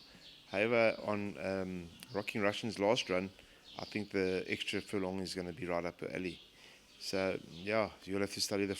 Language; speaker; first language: English; native; English